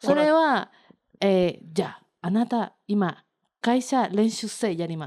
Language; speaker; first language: Japanese; non-native, learner; Spanish